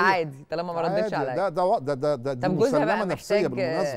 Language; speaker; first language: Arabic; native; Arabic